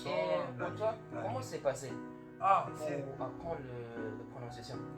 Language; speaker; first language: French; non-native, learner; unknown